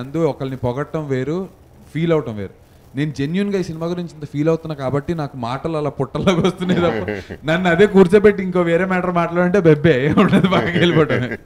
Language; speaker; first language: Telugu; native; Telugu